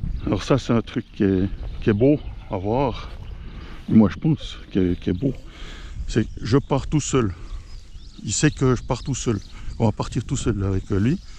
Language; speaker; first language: French; native; French